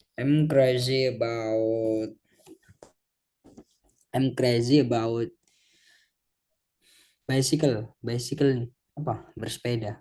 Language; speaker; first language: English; non-native, learner; Indonesian